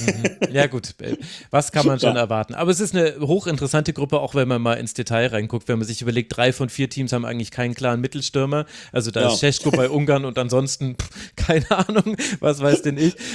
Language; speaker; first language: German; native; German